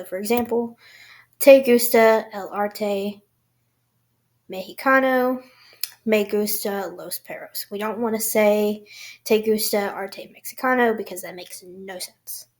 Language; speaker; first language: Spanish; non-native, learner; English